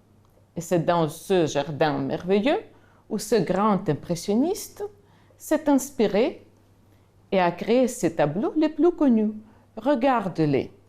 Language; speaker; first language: French; non-native, fluent; Ukrainian